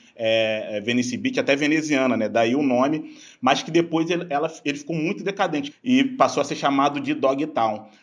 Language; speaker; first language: Portuguese; native; Portuguese